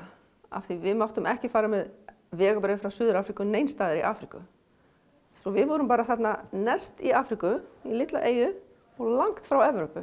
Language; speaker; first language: Icelandic; non-native, fluent; Afrikaans